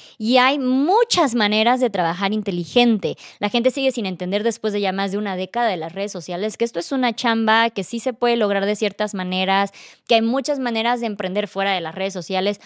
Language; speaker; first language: Spanish; native; Spanish